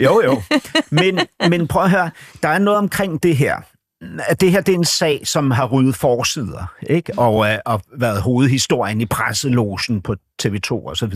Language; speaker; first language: Danish; native; Danish